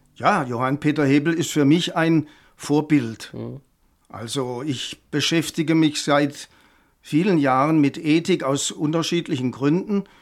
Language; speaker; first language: German; native; German